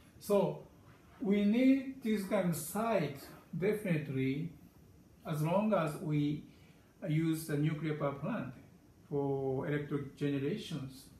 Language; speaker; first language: English; non-native, learner; Japanese